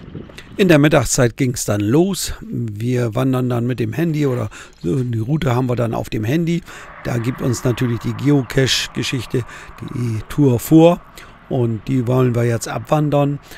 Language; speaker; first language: German; native; German